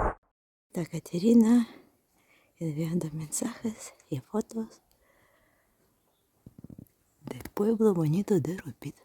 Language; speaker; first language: Spanish; non-native, fluent; Russian